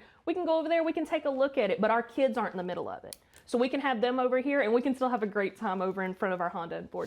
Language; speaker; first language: English; native; English